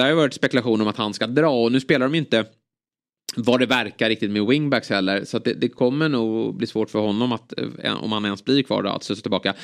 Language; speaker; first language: Swedish; native; Swedish